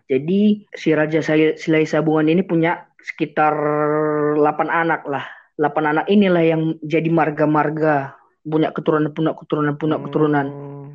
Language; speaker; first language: Indonesian; native; Indonesian